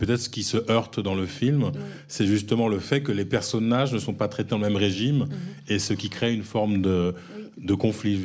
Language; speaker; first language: French; native; French